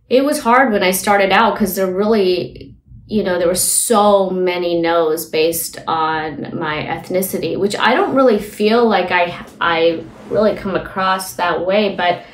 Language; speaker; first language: English; early bilingual, other home language; Hindi